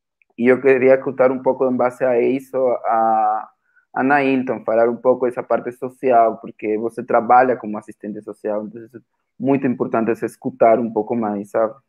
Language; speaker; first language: Portuguese; non-native, fluent; Spanish